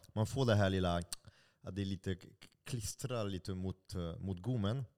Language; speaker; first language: Swedish; non-native, fluent; French